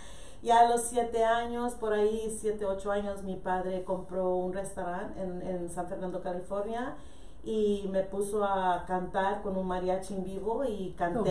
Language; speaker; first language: Spanish; early bilingual, heritage; Spanish